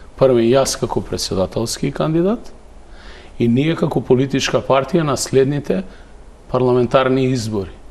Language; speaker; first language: Macedonian; native; Macedonian